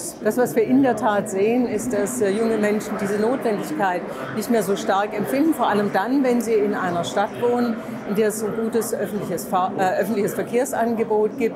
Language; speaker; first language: German; native; German